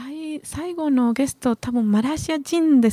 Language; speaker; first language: Japanese; non-native, learner; Spanish